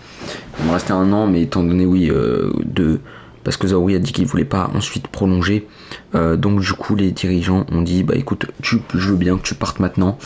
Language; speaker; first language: French; native; French